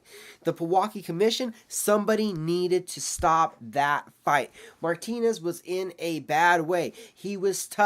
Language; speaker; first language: English; native; English